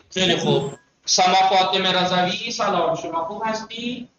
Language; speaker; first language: Persian; non-native, fluent; Urdu